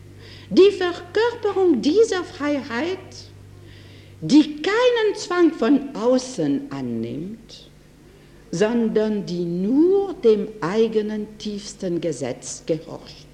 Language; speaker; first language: German; non-native, fluent; French